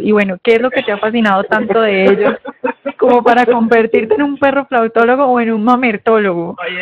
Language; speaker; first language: Spanish; native; Spanish